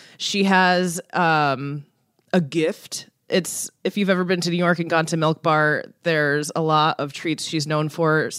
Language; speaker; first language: English; early bilingual, other home language; Persian